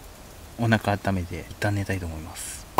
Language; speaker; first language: Japanese; native; Japanese